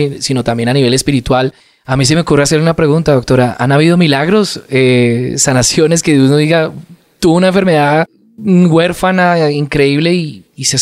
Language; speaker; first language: Spanish; native; Spanish